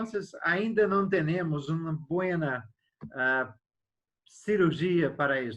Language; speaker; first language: Spanish; non-native, learner; Portuguese